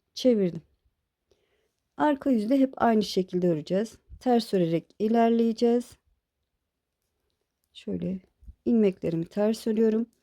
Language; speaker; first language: Turkish; native; Turkish